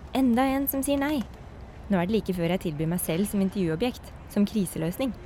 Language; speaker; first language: Norwegian; native; Norwegian